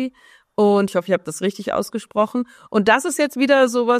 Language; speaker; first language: German; native; German